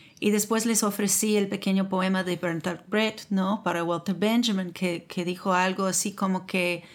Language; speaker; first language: Spanish; non-native, fluent; English